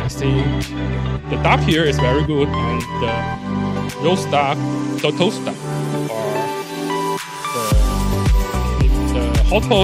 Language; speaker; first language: English; non-native, learner; Chinese